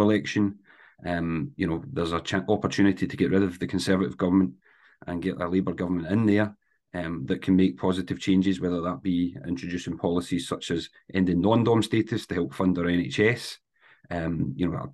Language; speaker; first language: English; native; English